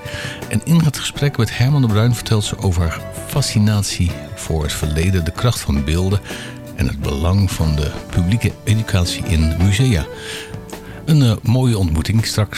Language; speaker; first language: Dutch; native; Dutch